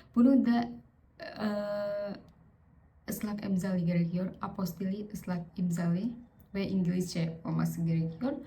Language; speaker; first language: Turkish; non-native, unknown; Vietnamese